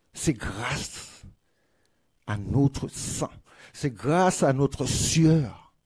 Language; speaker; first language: French; native; French